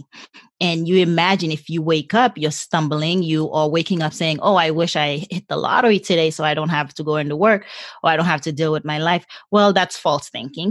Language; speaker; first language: English; non-native, fluent; Haitian Creole